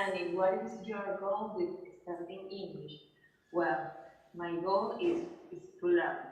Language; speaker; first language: English; non-native, learner; Spanish